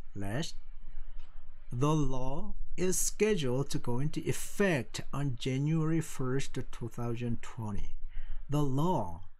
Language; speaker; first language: English; non-native, fluent; Korean